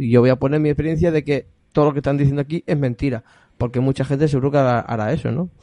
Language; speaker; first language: Spanish; native; Spanish